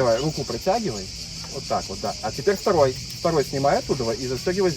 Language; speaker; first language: Russian; native; Russian